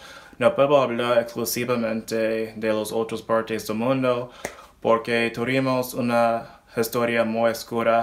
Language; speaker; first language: Spanish; non-native, learner; English